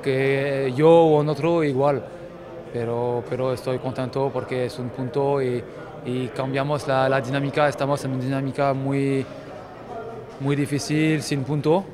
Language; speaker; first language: Spanish; non-native, fluent; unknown